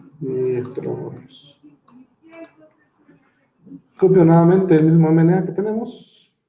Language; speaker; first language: Spanish; native; Spanish